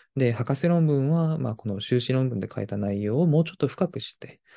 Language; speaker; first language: Japanese; non-native, fluent; Korean